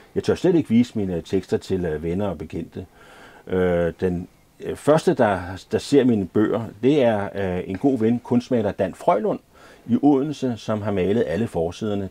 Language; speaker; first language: Danish; native; Danish